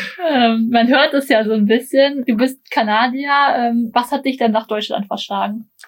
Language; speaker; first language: German; native; German